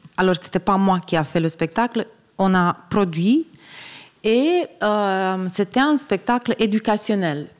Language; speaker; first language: French; non-native, fluent; Romanian